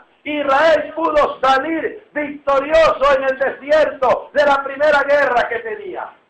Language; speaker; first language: Spanish; native; Spanish